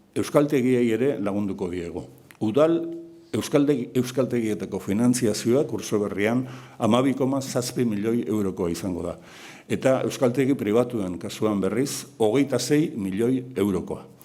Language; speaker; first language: Basque; native; Basque